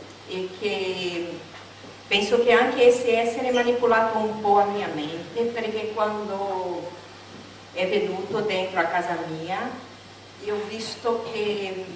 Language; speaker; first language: Italian; non-native, learner; Portuguese